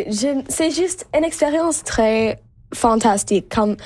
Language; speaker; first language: French; non-native, local second language; English